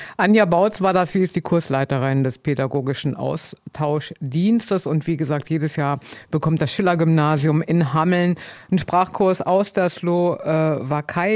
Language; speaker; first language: German; native; German